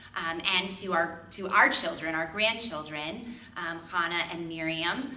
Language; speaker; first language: English; native; English